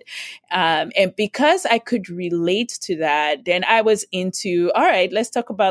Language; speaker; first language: English; non-native, local second language; Yoruba